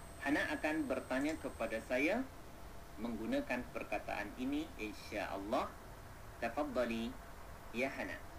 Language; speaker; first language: Malay; native; Malay